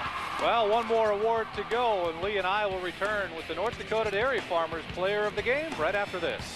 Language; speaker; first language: English; native; English